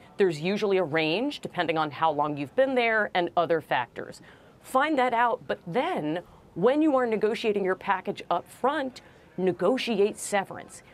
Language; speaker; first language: English; native; English